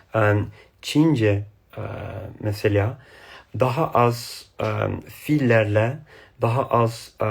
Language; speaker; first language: Turkish; non-native, learner; English